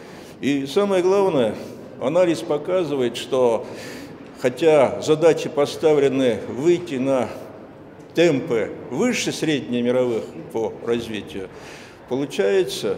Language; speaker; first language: Russian; native; Russian